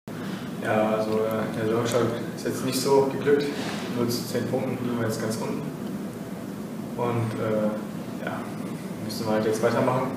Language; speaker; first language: German; native; German